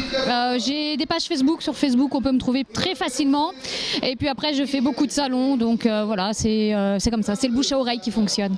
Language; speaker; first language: French; native; French